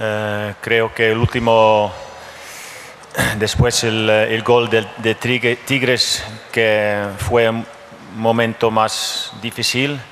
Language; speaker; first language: Spanish; non-native, learner; Dutch